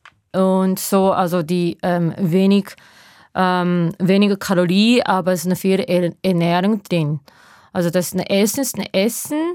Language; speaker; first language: German; non-native, fluent; Japanese